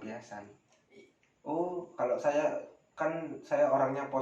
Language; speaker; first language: Indonesian; native; Indonesian